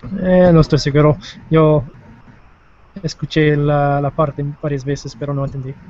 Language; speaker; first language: Spanish; non-native, learner; English